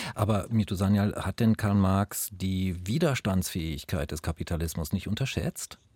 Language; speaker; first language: German; native; German